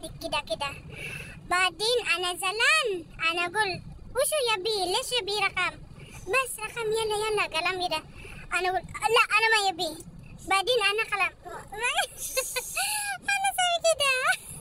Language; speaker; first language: Arabic; non-native, learner; Filipino